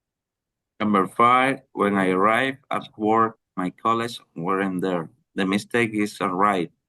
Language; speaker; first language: English; non-native, learner; Spanish